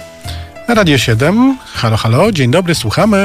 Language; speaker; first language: Polish; native; Polish